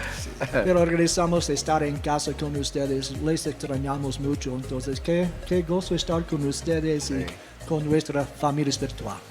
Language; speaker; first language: Spanish; non-native, fluent; English